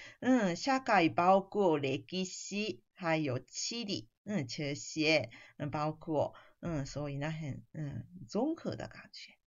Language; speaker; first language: Chinese; non-native, fluent; Japanese